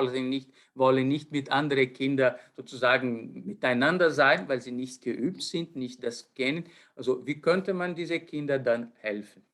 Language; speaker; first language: German; non-native, fluent; Portuguese